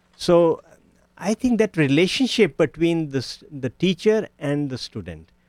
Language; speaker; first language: English; non-native, local second language; Punjabi